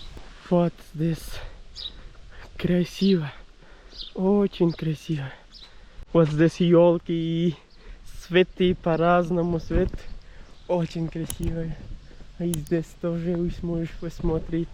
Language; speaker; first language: Russian; non-native, learner; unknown